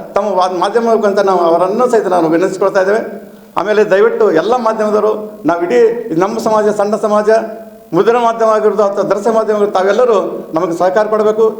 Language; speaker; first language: Kannada; native; Kannada